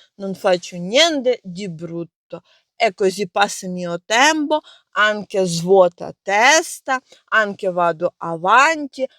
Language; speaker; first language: Italian; non-native, learner; Ukrainian